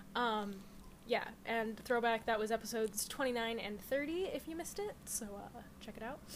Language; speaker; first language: English; native; English